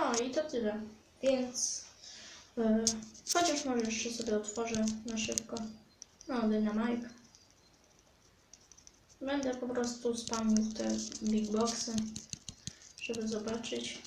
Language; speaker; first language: Polish; native; Polish